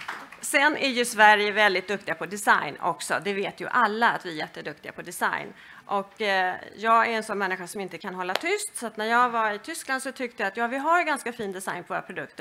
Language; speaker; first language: Swedish; native; Swedish